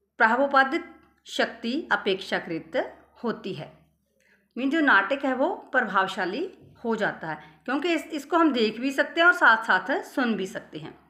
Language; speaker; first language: Hindi; non-native, local second language; Punjabi